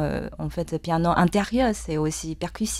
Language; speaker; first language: French; non-native, fluent; Chinese